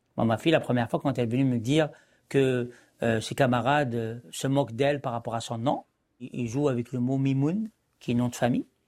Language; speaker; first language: French; non-native, local second language; Arabic